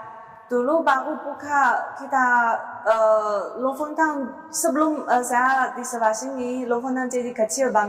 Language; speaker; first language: Indonesian; non-native, learner; Chinese